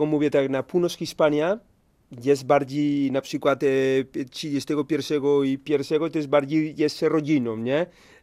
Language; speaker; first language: Polish; non-native, learner; Spanish